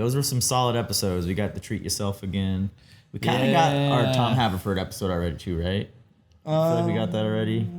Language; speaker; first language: English; native; English